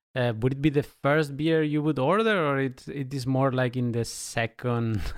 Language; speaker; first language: English; non-native, fluent; Catalan